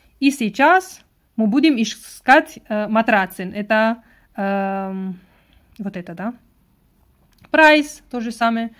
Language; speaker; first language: Russian; non-native, learner; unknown